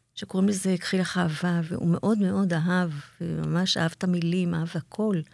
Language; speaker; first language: Hebrew; native; Hebrew